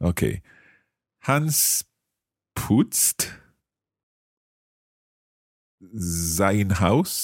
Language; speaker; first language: German; non-native, learner; English